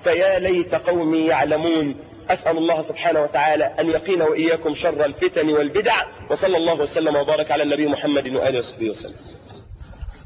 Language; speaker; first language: Arabic; native; Arabic